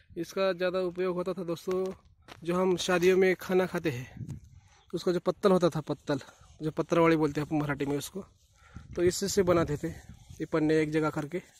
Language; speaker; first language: Hindi; non-native, local second language; Marathi